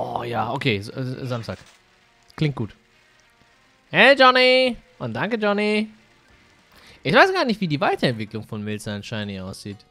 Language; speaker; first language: German; native; German